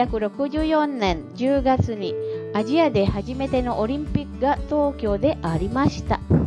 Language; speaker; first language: Japanese; non-native, fluent; Indonesian